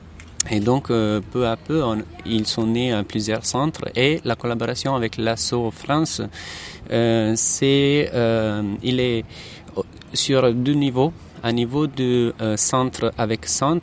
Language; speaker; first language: French; non-native, fluent; Italian